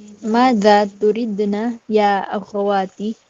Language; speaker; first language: Arabic; non-native, learner; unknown